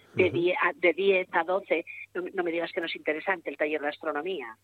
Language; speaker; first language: Spanish; native; Spanish